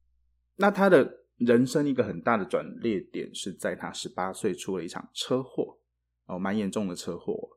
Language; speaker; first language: Chinese; native; Chinese